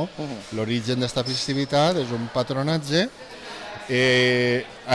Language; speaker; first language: Catalan; native; Catalan